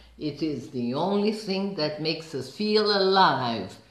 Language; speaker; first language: English; non-native, fluent; Portuguese